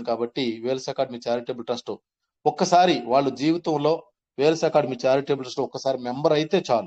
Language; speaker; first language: Telugu; native; Telugu